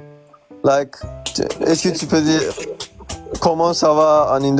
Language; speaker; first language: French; non-native, learner; Turkish